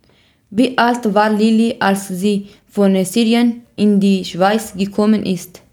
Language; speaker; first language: German; non-native, learner; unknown